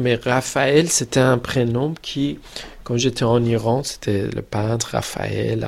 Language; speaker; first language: French; non-native, fluent; Persian